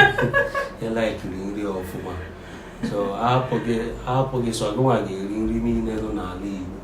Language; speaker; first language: Igbo; native; Igbo